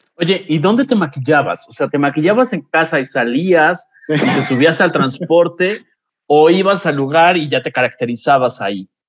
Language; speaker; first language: Spanish; native; Spanish